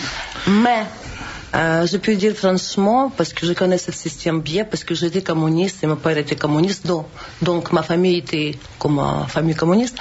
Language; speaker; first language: French; non-native, learner; Russian